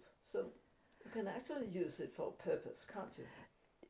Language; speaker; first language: English; non-native, fluent; Danish